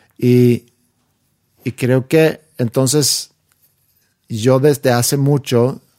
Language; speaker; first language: Spanish; non-native, fluent; Swedish